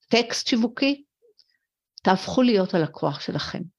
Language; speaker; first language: Hebrew; early bilingual, other home language; French